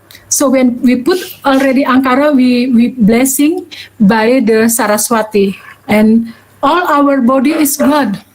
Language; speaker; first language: English; non-native, learner; Balinese